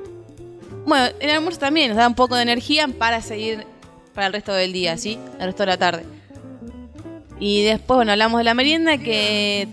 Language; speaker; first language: Spanish; native; Spanish